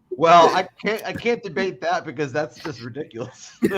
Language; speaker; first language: English; native; English